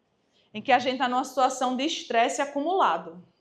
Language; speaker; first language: Portuguese; native; Portuguese